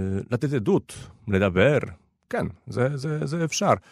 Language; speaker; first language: Hebrew; non-native, fluent; Polish